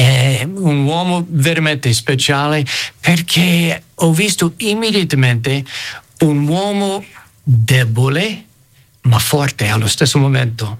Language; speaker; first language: Italian; non-native, fluent; English